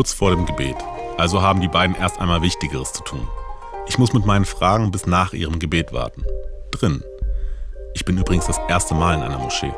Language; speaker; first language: German; native; German